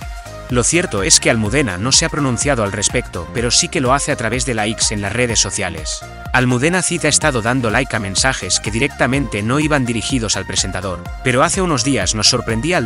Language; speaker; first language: Spanish; native; Spanish